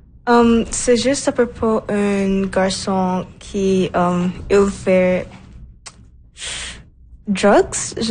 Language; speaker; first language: French; non-native, learner; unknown